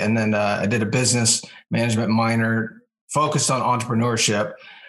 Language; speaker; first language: English; native; English